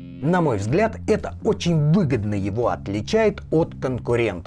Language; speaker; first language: Russian; native; Russian